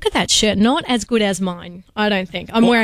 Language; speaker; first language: English; native; English